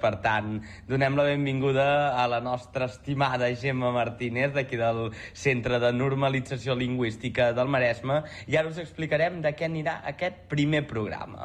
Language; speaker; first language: Catalan; native; Catalan